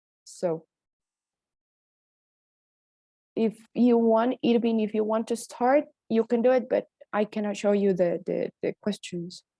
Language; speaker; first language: English; non-native, fluent; Spanish